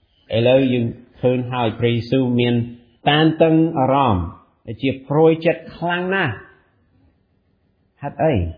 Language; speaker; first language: Khmer; non-native, fluent; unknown